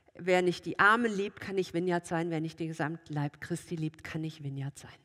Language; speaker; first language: German; native; German